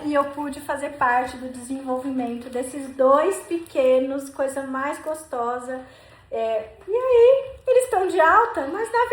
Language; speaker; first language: Portuguese; native; Portuguese